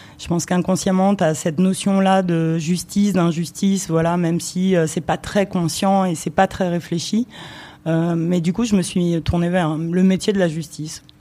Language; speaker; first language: French; early bilingual, other home language; Romanian